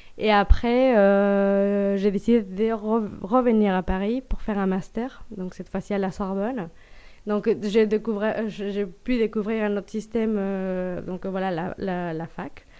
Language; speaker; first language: French; non-native, fluent; Spanish